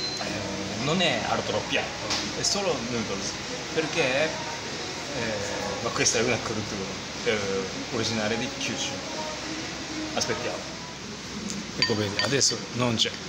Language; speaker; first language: Italian; non-native, learner; Japanese